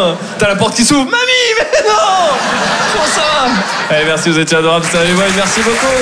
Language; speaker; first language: French; native; French